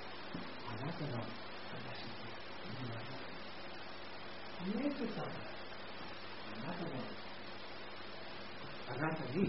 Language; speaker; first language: Japanese; non-native, fluent; English